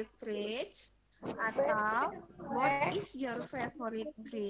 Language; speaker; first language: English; non-native, fluent; Indonesian